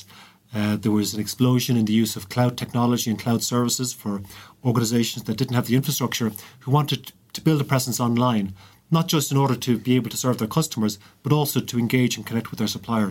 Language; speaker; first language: English; native; English